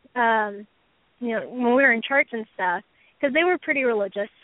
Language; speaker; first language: English; native; English